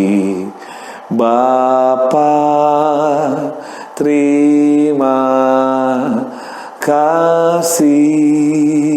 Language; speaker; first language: Indonesian; native; Indonesian